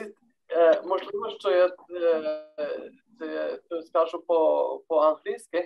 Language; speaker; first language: Ukrainian; non-native, learner; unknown